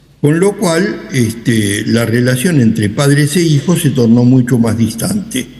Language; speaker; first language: Spanish; native; Spanish